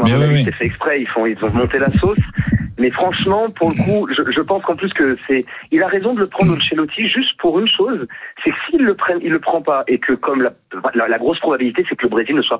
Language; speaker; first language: French; native; French